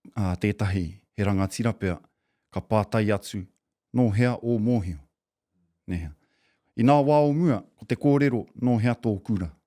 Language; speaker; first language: Māori; native; Māori